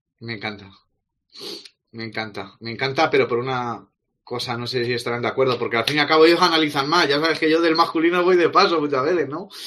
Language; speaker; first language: Spanish; native; Spanish